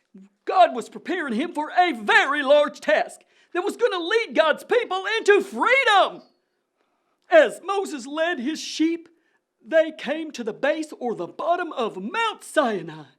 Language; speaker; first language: English; native; English